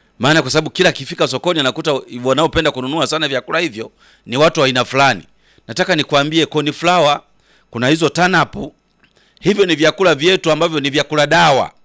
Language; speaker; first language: Swahili; native; Swahili